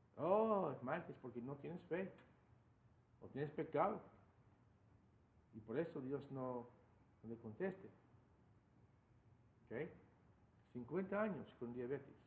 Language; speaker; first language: Spanish; non-native, fluent; English